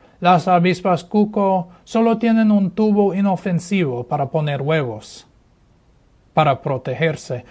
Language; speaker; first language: Spanish; non-native, fluent; English